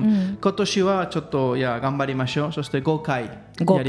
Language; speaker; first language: Japanese; non-native, learner; Spanish